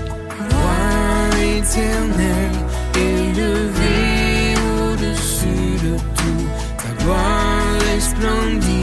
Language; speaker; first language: French; non-native, fluent; Arabic